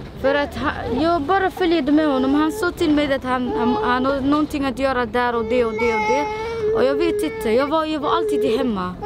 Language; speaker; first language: Swedish; early bilingual, other home language; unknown